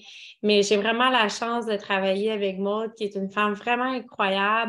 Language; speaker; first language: French; native; French